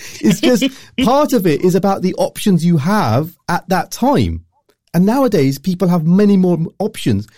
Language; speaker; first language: English; early bilingual, other home language; Urdu